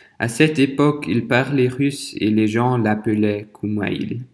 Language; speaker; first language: French; non-native, fluent; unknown